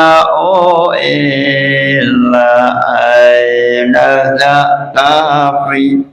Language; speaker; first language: Arabic; non-native, fluent; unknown